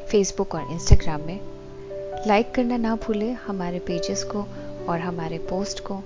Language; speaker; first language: Hindi; non-native, local second language; Assamese